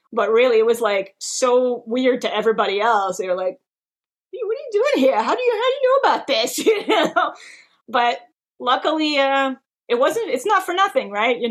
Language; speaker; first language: English; non-native, fluent; Hebrew